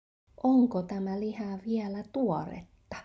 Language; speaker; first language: Finnish; non-native, learner; Vietnamese